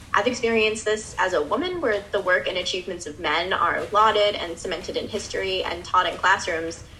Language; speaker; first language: English; native; English